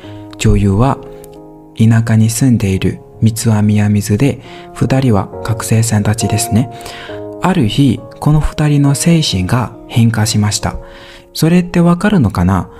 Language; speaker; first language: Japanese; non-native, learner; Burmese